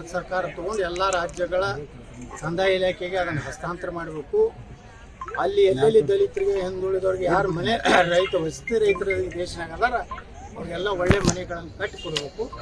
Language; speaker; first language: Kannada; native; Kannada